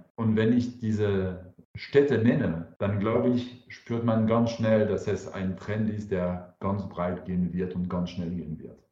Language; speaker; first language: German; non-native, fluent; French